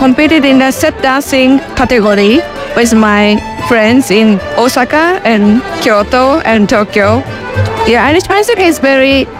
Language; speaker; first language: English; non-native, fluent; Japanese